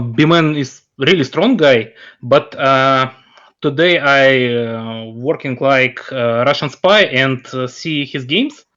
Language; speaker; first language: English; non-native, learner; Russian